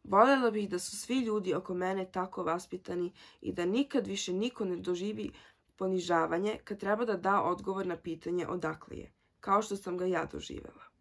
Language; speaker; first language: Serbian; early bilingual, heritage; Serbian